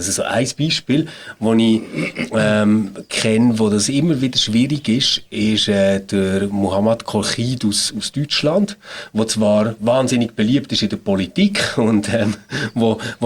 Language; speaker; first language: German; native; German